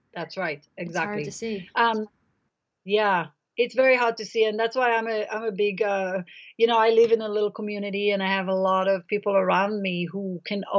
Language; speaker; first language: English; non-native, fluent; Hebrew